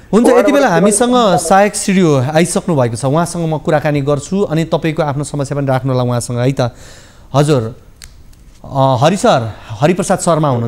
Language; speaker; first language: Nepali; native; Nepali